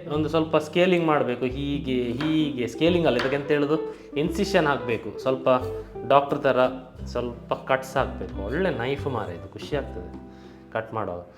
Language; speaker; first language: Kannada; native; Kannada